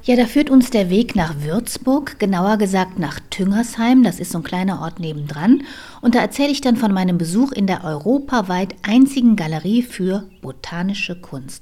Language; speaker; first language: German; native; German